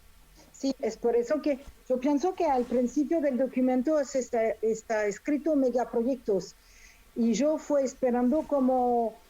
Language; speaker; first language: Spanish; non-native, fluent; French